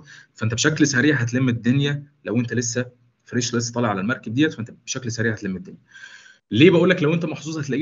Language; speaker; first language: Arabic; native; Arabic